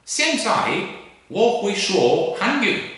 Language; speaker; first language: Chinese; non-native, learner; Greek